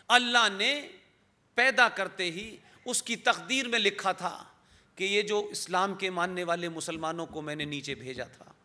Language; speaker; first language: Hindi; native; Hindi